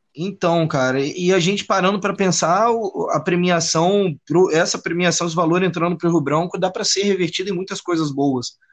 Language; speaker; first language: Portuguese; native; Portuguese